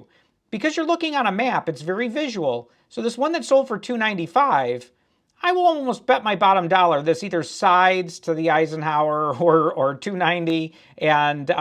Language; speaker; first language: English; native; English